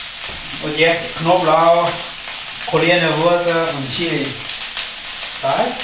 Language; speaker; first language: German; non-native, learner; Thai